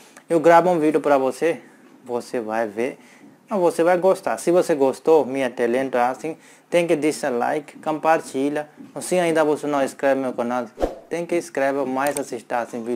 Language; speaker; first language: Portuguese; non-native, learner; Hindi